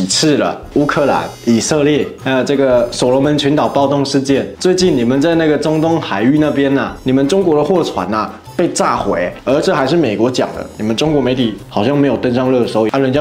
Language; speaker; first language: Chinese; native; Chinese